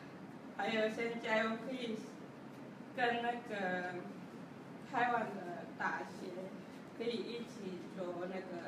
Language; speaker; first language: Chinese; non-native, learner; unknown